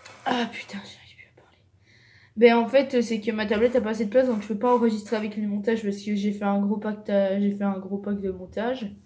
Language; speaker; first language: French; native; French